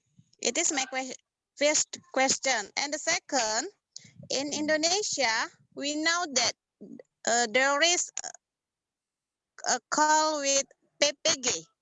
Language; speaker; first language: English; non-native, learner; Indonesian